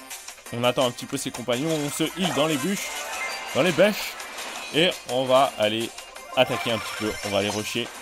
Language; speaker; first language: French; native; French